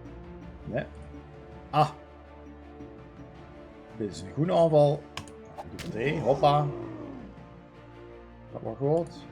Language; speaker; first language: Dutch; native; Dutch